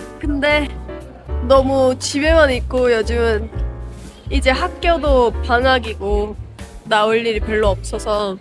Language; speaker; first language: Korean; non-native, fluent; Turkish